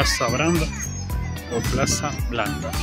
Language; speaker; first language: Spanish; non-native, fluent; Portuguese